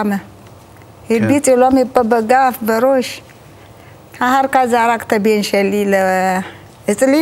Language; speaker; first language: Hebrew; non-native, learner; Amharic